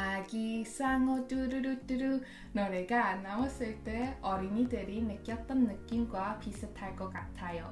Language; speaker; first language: Korean; non-native, learner; Persian